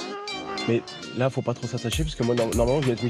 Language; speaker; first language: French; native; French